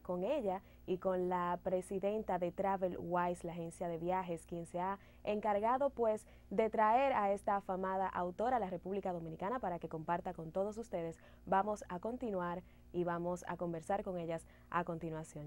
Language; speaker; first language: Spanish; native; Spanish